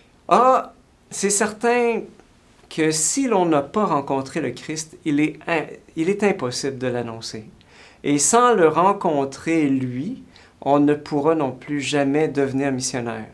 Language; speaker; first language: French; native; French